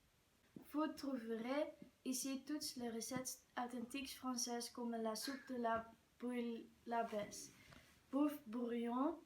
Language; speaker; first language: French; non-native, learner; Dutch